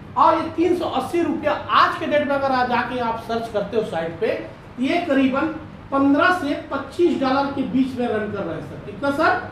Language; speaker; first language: Hindi; native; Hindi